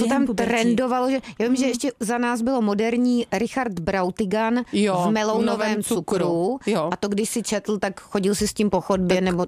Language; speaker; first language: Czech; native; Czech